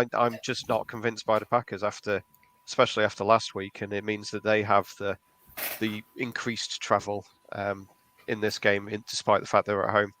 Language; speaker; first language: English; native; English